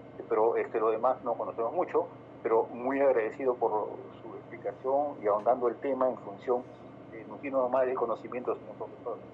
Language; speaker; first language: Spanish; native; Spanish